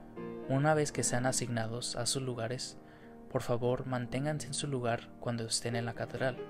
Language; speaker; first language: Spanish; native; Spanish